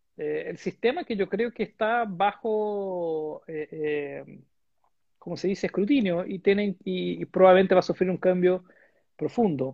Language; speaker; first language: Spanish; non-native, fluent; Portuguese